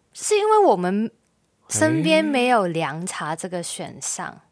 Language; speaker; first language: Chinese; non-native, local second language; Cantonese